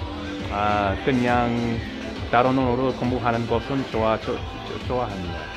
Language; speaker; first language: Korean; non-native, learner; English